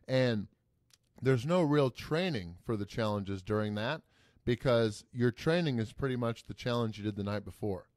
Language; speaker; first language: English; native; English